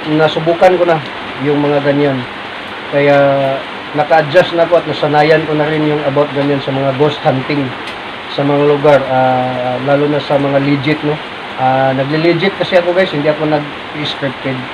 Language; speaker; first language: Filipino; non-native, local second language; Cebuano